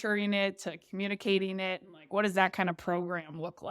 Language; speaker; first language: English; native; English